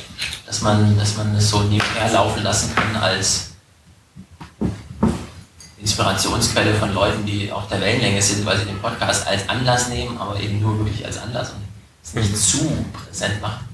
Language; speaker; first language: German; native; German